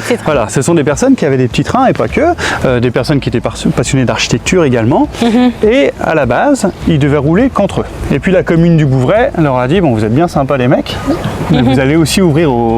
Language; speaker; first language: French; native; French